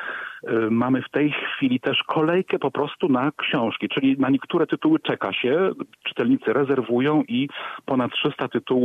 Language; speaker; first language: Polish; native; Polish